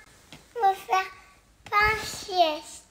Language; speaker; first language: French; early bilingual, heritage; French